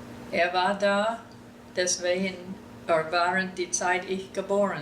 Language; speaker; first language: German; early bilingual, heritage; German